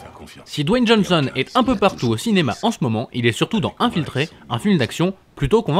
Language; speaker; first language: French; native; French